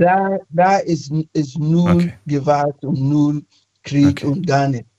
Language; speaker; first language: German; non-native, fluent; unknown